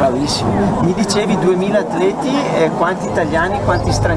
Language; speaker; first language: Italian; native; Italian